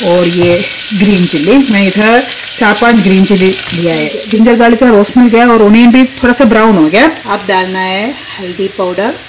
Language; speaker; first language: Hindi; non-native, local second language; Malayalam